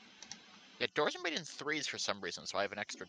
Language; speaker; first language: English; native; English